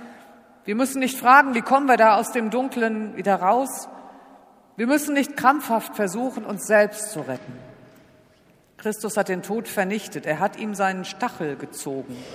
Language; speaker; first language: German; native; German